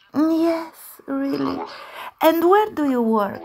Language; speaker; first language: English; non-native, learner; Romanian